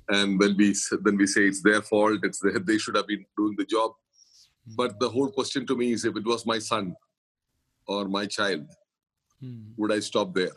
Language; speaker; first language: English; non-native, local second language; Malayalam